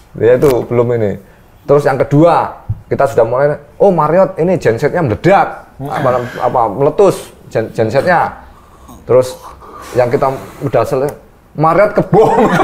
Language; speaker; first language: Indonesian; native; Indonesian